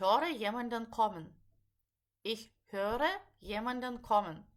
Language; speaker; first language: German; non-native, fluent; Lithuanian